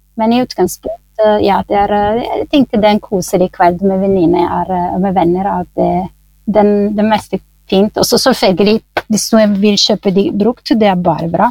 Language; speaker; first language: Norwegian; non-native, fluent; Italian